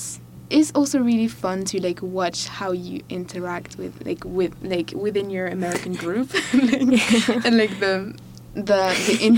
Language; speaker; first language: English; non-native, fluent; French